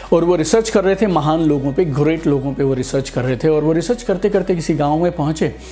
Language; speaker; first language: Hindi; native; Hindi